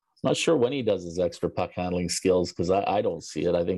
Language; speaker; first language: English; native; English